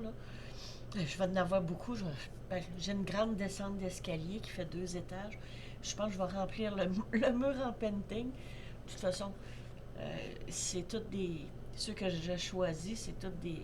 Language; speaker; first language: French; native; French